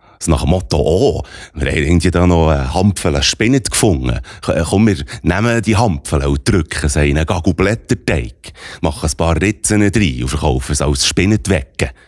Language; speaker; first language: German; native; German